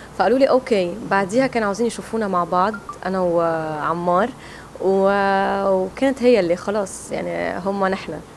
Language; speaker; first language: Arabic; native; Arabic